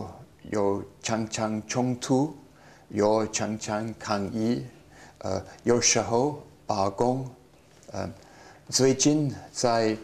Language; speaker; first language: Chinese; non-native, learner; English